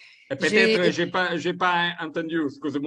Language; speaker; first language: French; non-native, learner; Italian